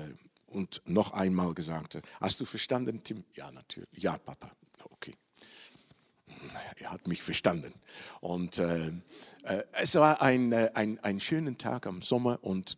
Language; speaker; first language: German; non-native, learner; Dutch